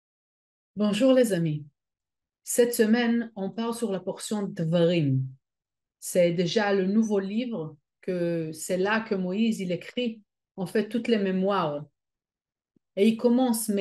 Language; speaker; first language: French; non-native, fluent; Hebrew